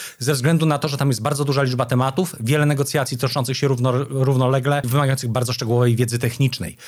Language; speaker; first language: Polish; native; Polish